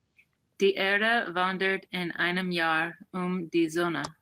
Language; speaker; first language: German; non-native, learner; English